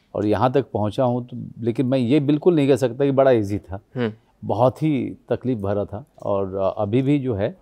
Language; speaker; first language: Hindi; native; Hindi